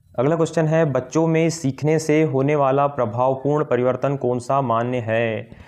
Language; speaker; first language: Hindi; native; Hindi